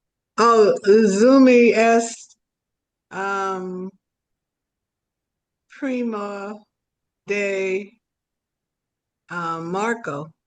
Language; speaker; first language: Spanish; non-native, learner; English